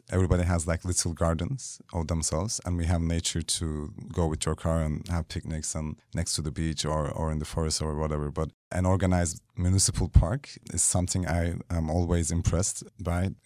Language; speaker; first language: English; non-native, fluent; Turkish